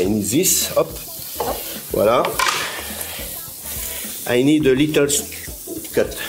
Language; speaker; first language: English; non-native, learner; French